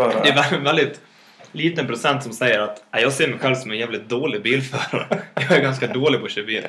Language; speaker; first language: Swedish; native; Swedish